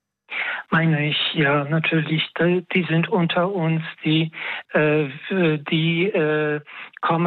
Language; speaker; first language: German; non-native, fluent; Polish